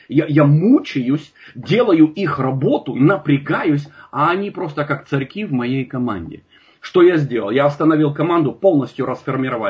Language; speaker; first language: Russian; native; Russian